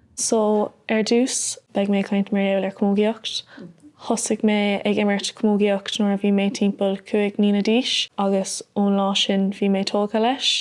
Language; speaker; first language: Irish; non-native, local second language; English